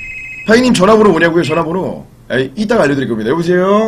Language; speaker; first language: Korean; native; Korean